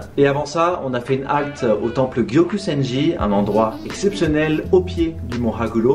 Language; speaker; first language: French; native; French